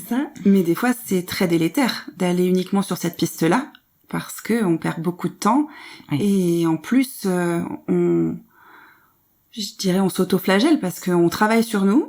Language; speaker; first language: French; native; French